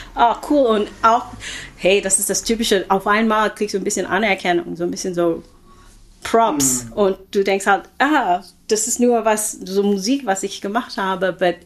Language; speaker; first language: German; non-native, fluent; English